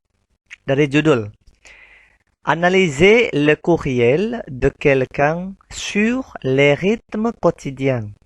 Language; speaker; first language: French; non-native, fluent; Indonesian